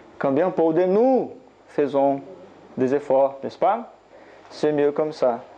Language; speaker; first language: French; non-native, learner; Portuguese